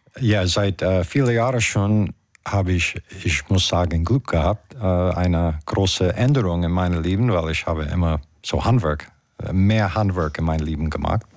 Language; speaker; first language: German; non-native, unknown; English